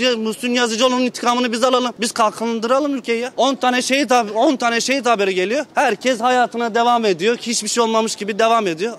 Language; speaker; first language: Turkish; native; Turkish